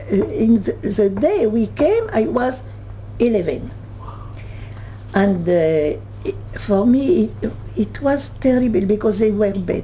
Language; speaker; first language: English; non-native, learner; French